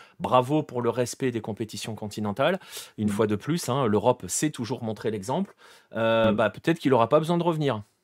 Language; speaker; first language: French; native; French